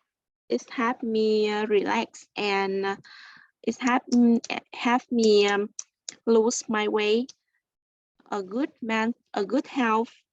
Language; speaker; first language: English; non-native, learner; Vietnamese